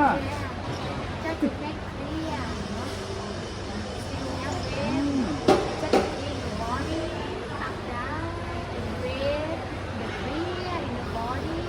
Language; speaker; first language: English; non-native, learner; Thai